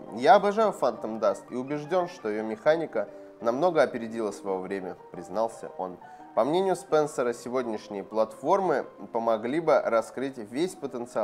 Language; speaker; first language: Russian; native; Russian